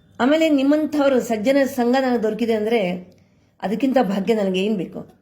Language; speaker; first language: Kannada; non-native, local second language; Marathi